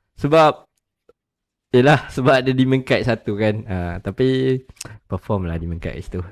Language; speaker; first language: Malay; native; Malay